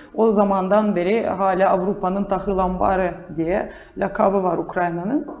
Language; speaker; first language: Turkish; non-native, fluent; Russian